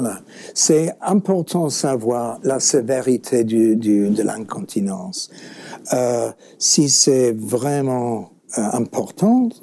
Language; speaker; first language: French; non-native, fluent; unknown